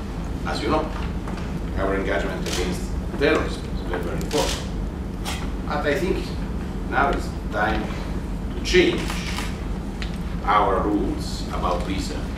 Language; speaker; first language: English; non-native, learner; Italian